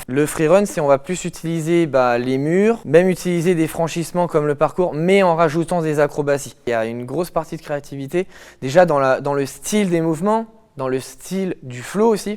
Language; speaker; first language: French; native; French